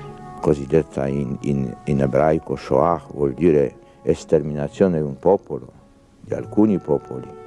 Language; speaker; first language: Italian; non-native, fluent; Polish